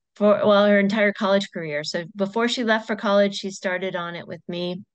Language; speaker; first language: English; native; English